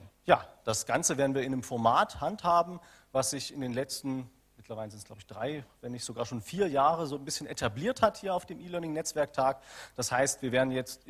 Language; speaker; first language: German; native; German